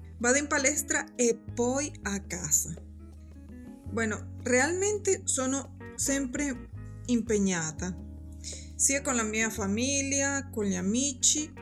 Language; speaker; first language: Italian; non-native, fluent; Spanish